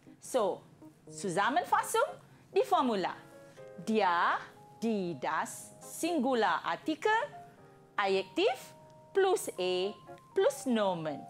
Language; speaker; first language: German; non-native, fluent; Malay